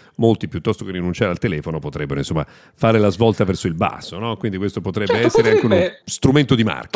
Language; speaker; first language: Italian; native; Italian